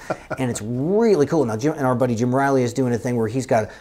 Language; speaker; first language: English; native; English